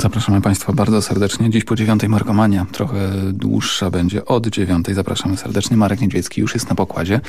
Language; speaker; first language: Polish; native; Polish